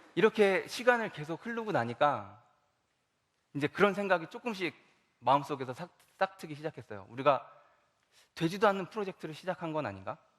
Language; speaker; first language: Korean; native; Korean